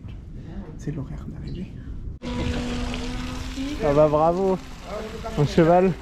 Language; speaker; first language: French; native; French